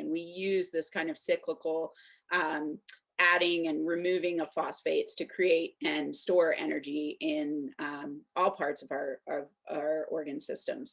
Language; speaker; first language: English; native; English